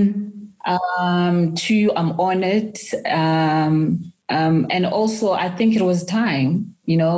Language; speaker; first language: English; non-native, local second language; Zulu